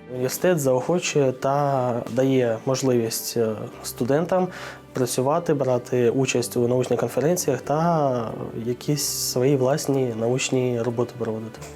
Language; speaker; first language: Ukrainian; non-native, local second language; Russian